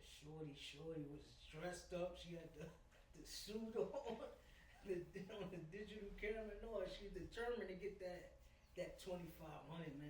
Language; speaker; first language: English; native; English